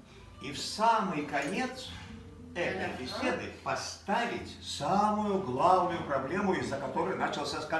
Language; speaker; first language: Russian; native; Russian